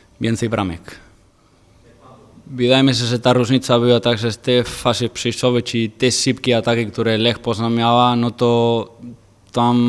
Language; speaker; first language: Polish; non-native, fluent; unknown